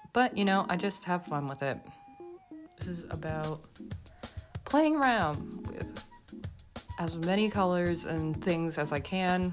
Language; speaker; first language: English; native; English